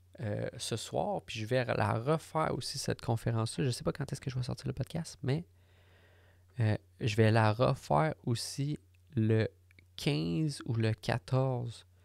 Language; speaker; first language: French; native; French